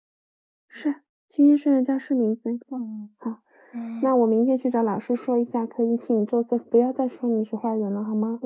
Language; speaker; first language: Chinese; native; Chinese